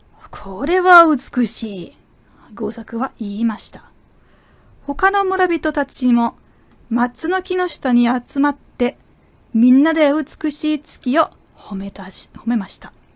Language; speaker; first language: Japanese; non-native, fluent; German